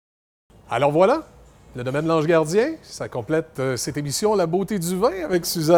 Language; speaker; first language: French; native; French